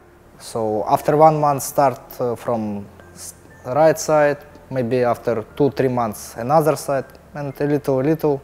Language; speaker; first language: English; non-native, learner; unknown